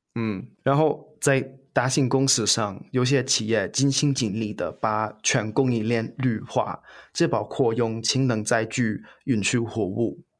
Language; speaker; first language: Chinese; non-native, fluent; English